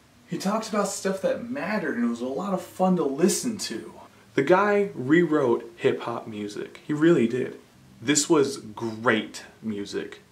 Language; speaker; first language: English; native; English